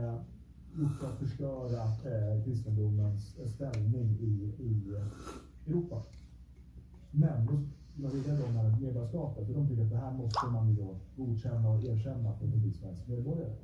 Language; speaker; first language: Swedish; native; Swedish